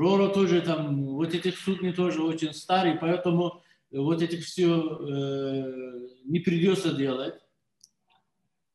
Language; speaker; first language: Russian; non-native, learner; Turkish